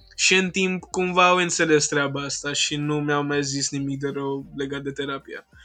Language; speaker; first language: Romanian; non-native, fluent; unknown